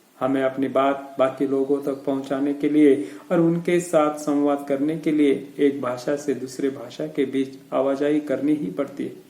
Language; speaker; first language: Hindi; non-native, local second language; Marathi